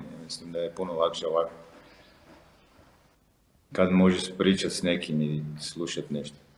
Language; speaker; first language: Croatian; non-native, fluent; Portuguese